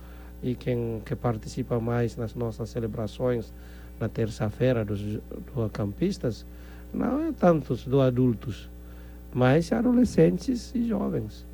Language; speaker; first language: Portuguese; non-native, fluent; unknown